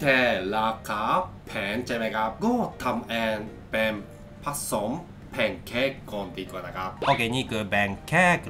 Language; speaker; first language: Thai; non-native, learner; Japanese